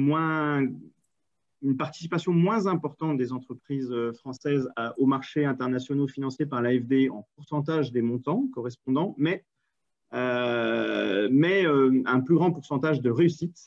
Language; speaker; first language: French; native; French